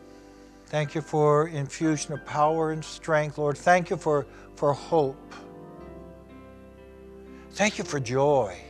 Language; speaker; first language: English; native; English